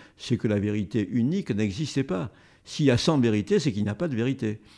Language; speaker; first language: French; native; French